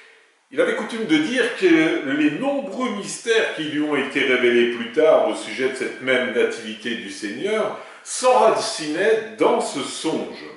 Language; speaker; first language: French; native; French